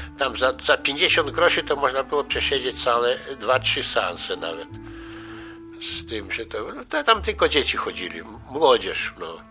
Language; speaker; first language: Polish; native; Polish